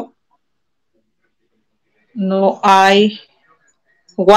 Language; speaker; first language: English; non-native, learner; Spanish